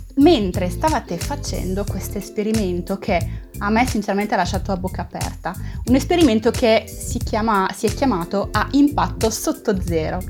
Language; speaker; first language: Italian; non-native, fluent; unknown